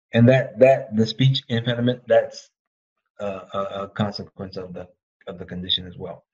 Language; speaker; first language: English; native; English